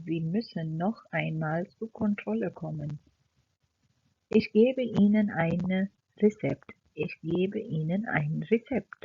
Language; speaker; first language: German; non-native, fluent; Urdu